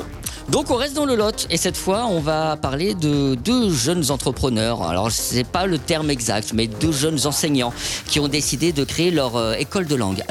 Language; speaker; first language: French; native; French